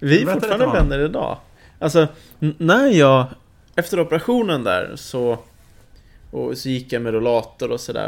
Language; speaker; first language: Swedish; native; Swedish